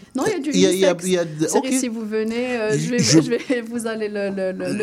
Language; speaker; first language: French; non-native, local second language; Arabic